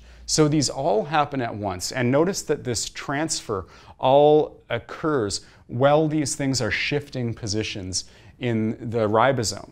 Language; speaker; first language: English; native; English